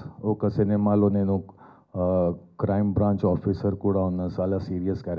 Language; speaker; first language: Telugu; non-native, local second language; Hindi